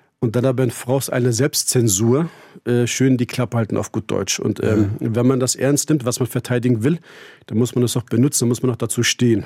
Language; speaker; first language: German; early bilingual, other home language; Turkish